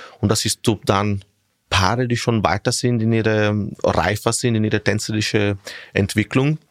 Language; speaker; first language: German; non-native, fluent; Italian